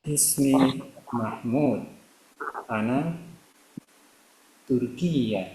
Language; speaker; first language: Arabic; non-native, learner; Indonesian